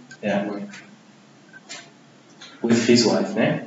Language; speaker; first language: English; non-native, fluent; Portuguese